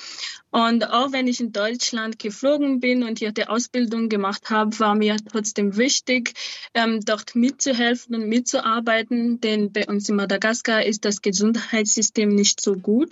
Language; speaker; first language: German; non-native, fluent; Malagasy